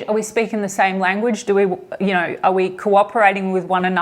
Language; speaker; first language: English; native; English